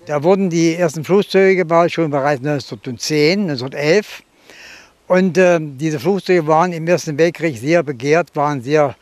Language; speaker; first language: German; native; German